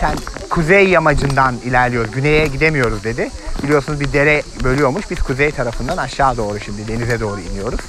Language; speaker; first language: Turkish; native; Turkish